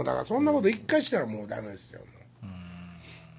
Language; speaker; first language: Japanese; native; Japanese